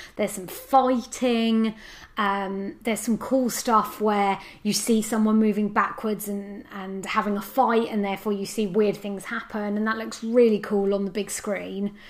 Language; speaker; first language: English; native; English